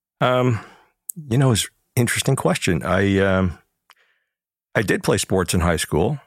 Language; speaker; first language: English; early bilingual, other home language; Chinese